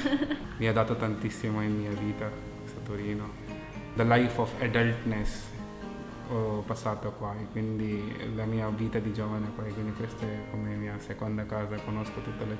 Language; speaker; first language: Italian; non-native, fluent; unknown